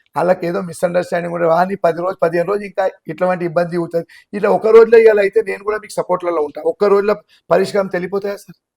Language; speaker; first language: Telugu; non-native, local second language; Gujarati